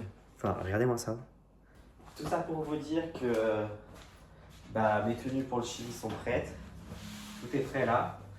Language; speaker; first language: French; native; French